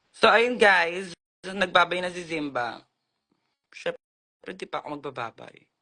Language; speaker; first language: Filipino; native; Filipino